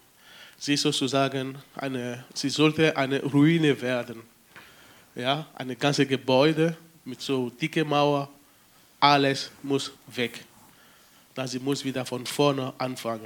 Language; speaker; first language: German; non-native, fluent; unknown